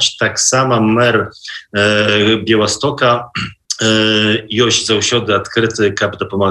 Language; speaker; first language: Polish; non-native, learner; Belarusian